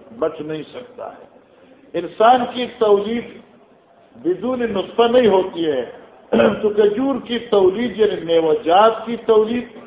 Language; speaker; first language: Urdu; non-native, local second language; Northern Hindko